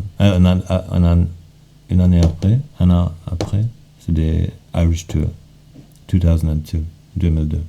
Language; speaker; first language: French; non-native, fluent; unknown